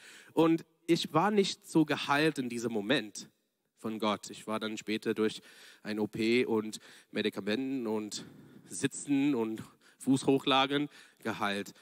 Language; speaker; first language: German; non-native, fluent; English